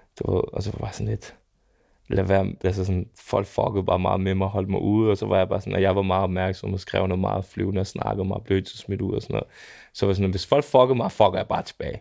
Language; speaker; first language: Danish; early bilingual, other home language; Serbian